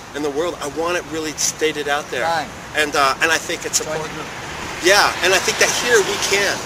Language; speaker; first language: English; native; English